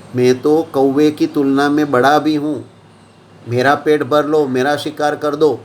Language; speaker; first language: Hindi; non-native, local second language; Gujarati